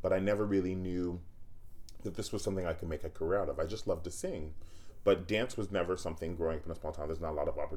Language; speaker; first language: English; native; English